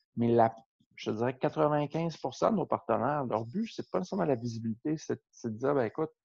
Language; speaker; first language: French; native; French